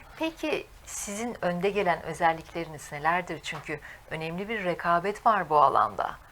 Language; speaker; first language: Turkish; native; Turkish